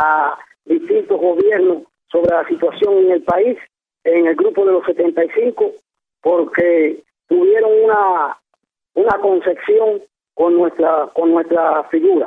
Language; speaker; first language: Spanish; native; Spanish